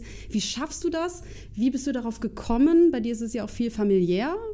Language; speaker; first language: German; native; German